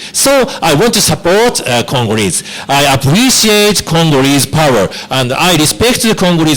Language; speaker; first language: English; non-native, learner; Japanese